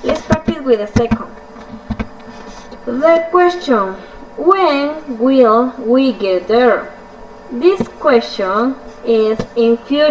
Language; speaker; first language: English; non-native, fluent; Spanish